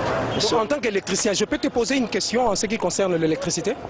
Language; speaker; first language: French; non-native, local second language; Lingala